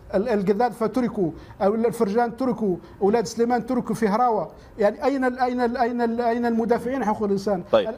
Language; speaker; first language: Arabic; native; Arabic